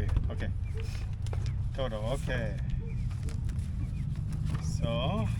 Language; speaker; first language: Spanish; non-native, learner; English